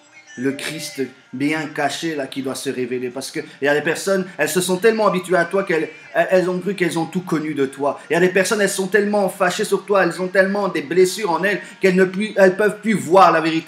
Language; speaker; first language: French; native; French